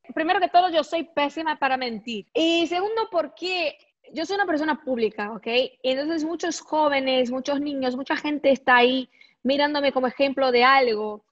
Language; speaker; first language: Spanish; non-native, fluent; Portuguese